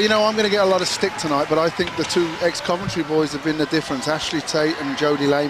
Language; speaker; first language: English; native; English